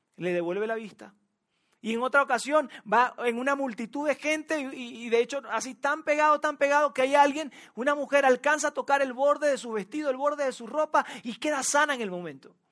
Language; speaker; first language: Spanish; native; Spanish